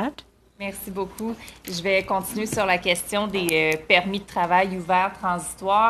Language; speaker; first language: French; native; French